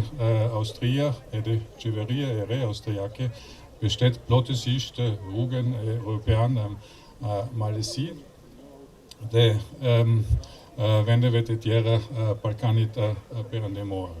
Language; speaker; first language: Albanian; non-native, learner; German